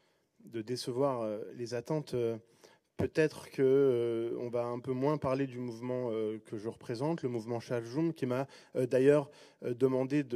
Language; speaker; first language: French; native; French